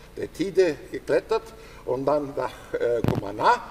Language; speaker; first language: German; non-native, fluent; Turkish